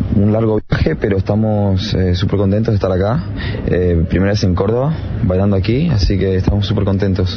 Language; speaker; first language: Spanish; early bilingual, other home language; Ukrainian